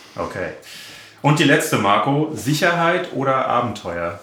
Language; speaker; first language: German; native; German